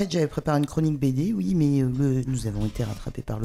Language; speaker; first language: French; native; French